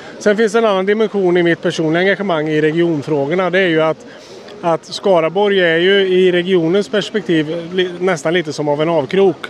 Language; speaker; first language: Swedish; native; Swedish